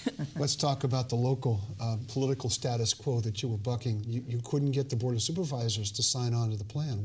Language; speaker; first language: English; native; English